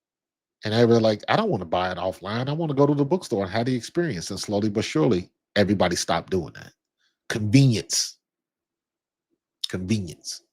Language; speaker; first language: English; native; English